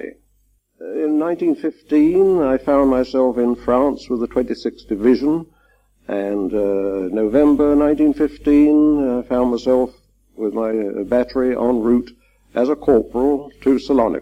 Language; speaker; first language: English; native; English